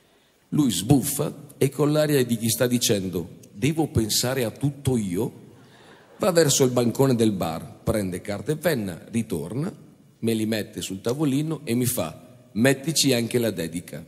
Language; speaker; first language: Italian; native; Italian